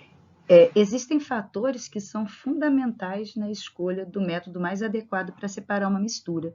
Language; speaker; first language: Portuguese; native; Portuguese